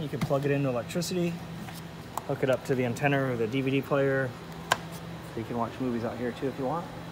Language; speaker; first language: English; native; English